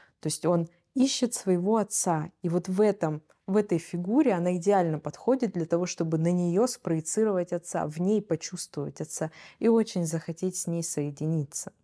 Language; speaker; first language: Russian; native; Russian